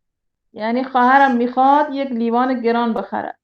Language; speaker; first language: Persian; native; Persian